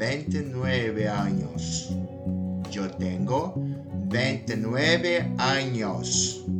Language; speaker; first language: Spanish; non-native, fluent; Portuguese